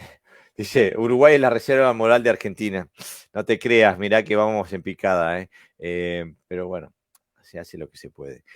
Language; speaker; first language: Spanish; native; Spanish